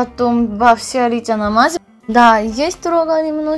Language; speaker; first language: Russian; non-native, learner; Korean